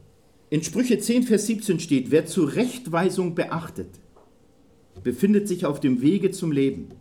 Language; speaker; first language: German; native; German